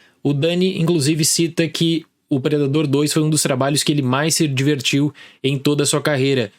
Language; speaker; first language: Portuguese; native; Portuguese